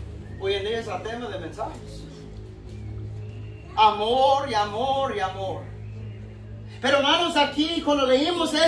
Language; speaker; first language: Spanish; non-native, fluent; English